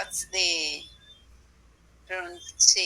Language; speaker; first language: English; non-native, learner; Spanish